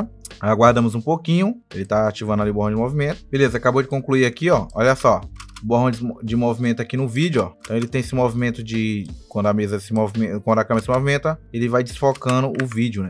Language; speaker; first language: Portuguese; native; Portuguese